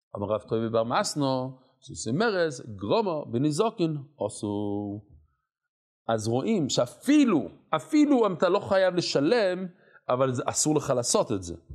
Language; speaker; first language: Hebrew; non-native, fluent; English